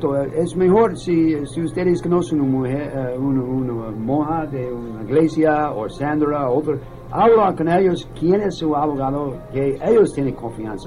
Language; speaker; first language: Spanish; non-native, learner; English